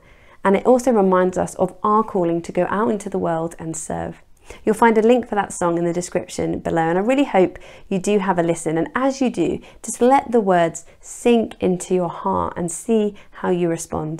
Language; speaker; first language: English; native; English